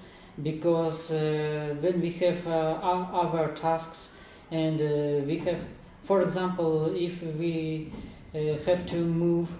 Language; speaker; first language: English; non-native, learner; Kazakh